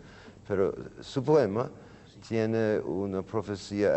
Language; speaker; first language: Spanish; non-native, learner; English